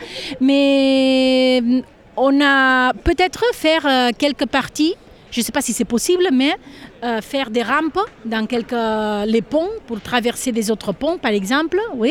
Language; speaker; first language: French; non-native, fluent; Catalan